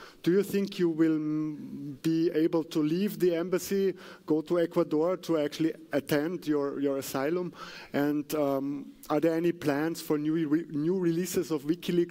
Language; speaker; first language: English; non-native, fluent; German